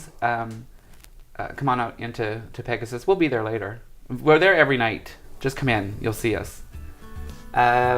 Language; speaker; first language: English; native; English